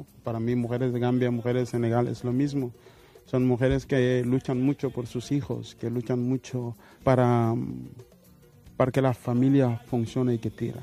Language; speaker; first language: Spanish; non-native, fluent; Wolof